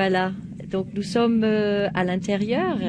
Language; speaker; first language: French; native; French